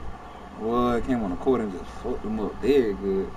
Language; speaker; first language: English; native; English